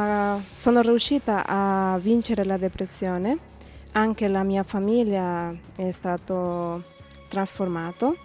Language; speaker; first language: Italian; non-native, learner; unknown